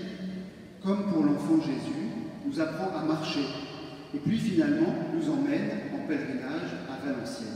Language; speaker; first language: French; native; French